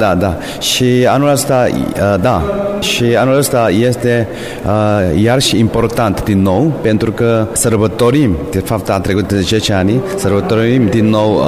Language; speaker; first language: Romanian; non-native, fluent; Korean